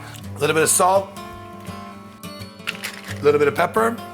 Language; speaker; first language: English; native; English